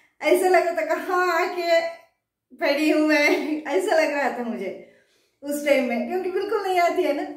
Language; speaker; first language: Hindi; non-native, local second language; Kannada